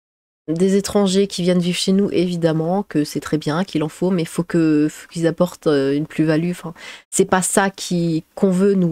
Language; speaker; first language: French; native; French